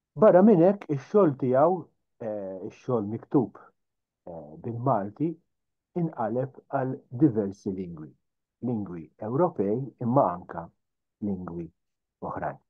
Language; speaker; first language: Maltese; native; Maltese